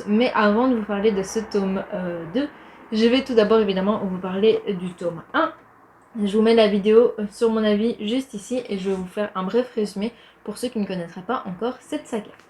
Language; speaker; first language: French; native; French